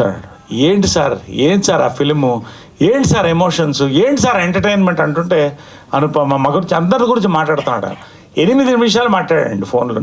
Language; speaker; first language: Telugu; native; Telugu